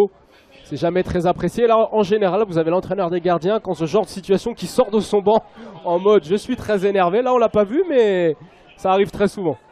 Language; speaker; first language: French; native; French